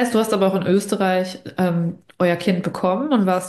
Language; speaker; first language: German; native; German